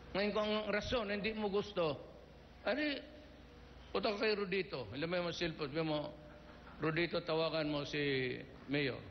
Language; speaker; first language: Filipino; non-native, local second language; Cebuano